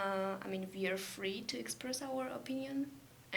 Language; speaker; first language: English; non-native, learner; Georgian